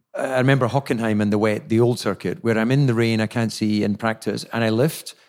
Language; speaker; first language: English; native; English